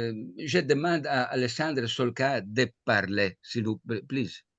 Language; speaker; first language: French; non-native, fluent; Italian